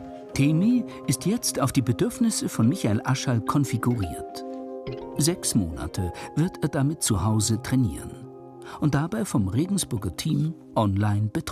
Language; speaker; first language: German; native; German